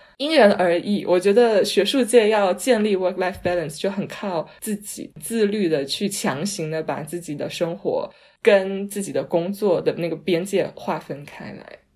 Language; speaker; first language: Chinese; non-native, local second language; Cantonese